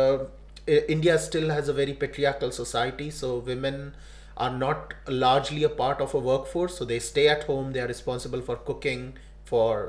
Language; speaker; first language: English; non-native, local second language; Gujarati